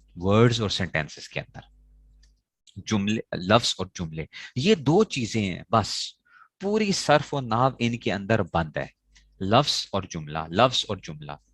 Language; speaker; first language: Urdu; non-native, local second language; Pashto